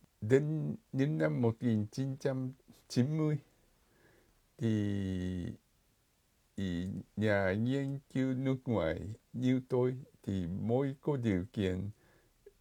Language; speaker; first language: Vietnamese; non-native, fluent; Japanese